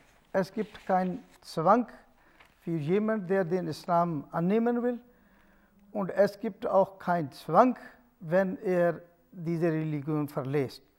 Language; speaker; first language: German; non-native, learner; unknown